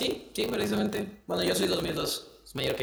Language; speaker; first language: Spanish; native; Spanish